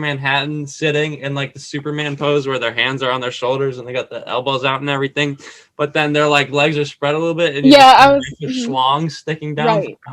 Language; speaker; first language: English; native; English